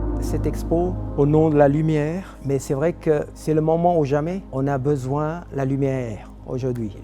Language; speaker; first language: French; non-native, fluent; Chinese